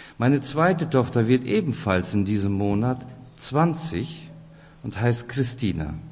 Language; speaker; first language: German; early bilingual, other home language; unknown